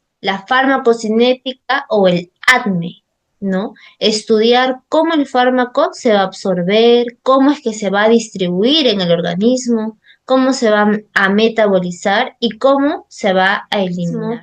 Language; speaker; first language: Spanish; native; Spanish